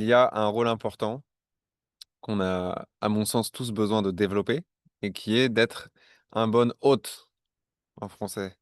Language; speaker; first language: French; native; French